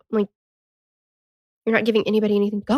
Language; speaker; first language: English; native; English